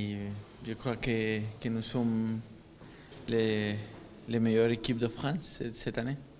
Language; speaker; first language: French; non-native, fluent; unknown